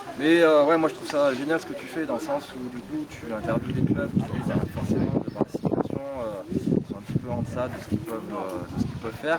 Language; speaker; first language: French; native; French